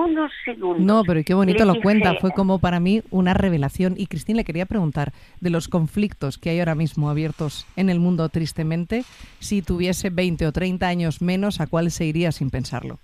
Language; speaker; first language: Spanish; native; Spanish